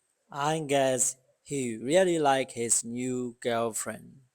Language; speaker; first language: English; non-native, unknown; Burmese